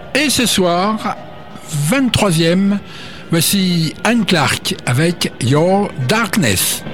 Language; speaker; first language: French; native; French